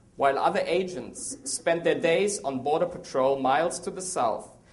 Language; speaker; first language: English; non-native, fluent; German